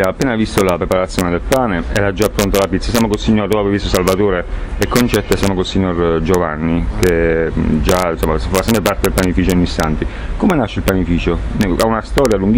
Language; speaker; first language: Italian; native; Italian